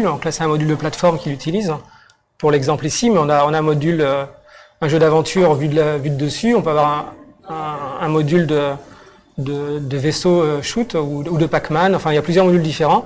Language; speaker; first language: French; native; French